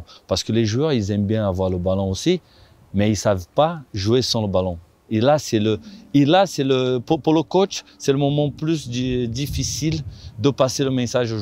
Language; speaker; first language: French; non-native, fluent; Portuguese